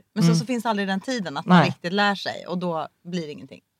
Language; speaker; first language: Swedish; native; Swedish